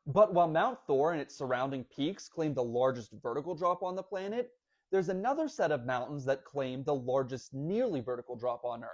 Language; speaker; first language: English; native; English